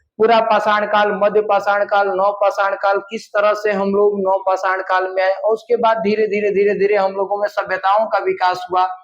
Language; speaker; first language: Hindi; native; Hindi